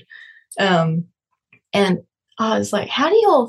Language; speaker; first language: English; native; English